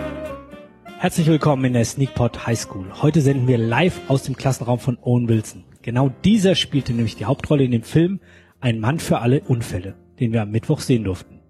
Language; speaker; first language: German; native; German